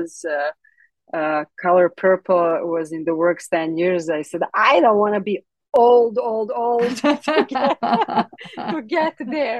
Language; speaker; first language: English; non-native, fluent; Serbian